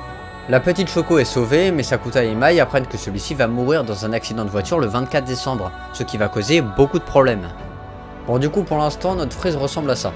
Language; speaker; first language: French; native; French